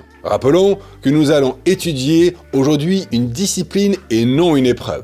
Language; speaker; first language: French; native; French